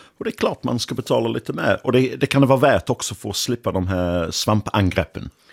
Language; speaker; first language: Swedish; non-native, fluent; English